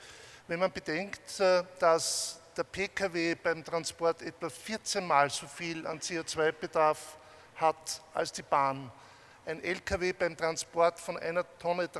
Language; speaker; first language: German; native; German